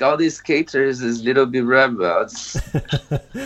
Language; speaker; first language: English; non-native, learner; Portuguese